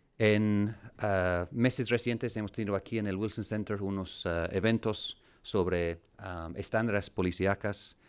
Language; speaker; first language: Spanish; non-native, fluent; English